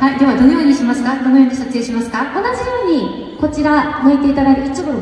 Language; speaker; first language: Japanese; native; Japanese